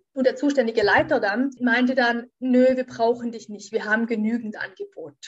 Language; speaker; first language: German; native; German